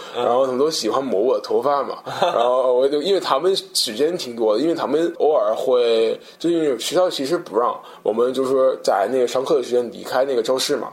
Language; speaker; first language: Chinese; non-native, fluent; English